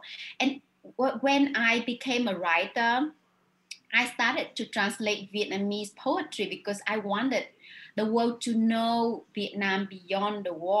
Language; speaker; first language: English; non-native, fluent; Vietnamese